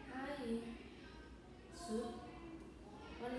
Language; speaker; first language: English; non-native, learner; Vietnamese